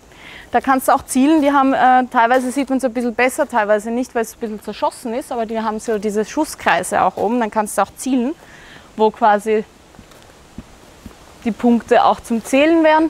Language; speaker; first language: German; native; German